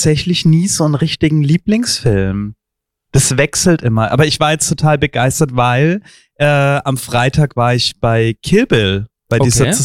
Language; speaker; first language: German; native; German